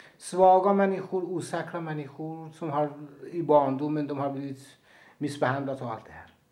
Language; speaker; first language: Swedish; non-native, fluent; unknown